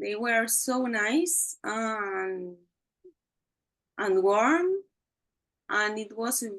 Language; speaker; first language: English; non-native, learner; Spanish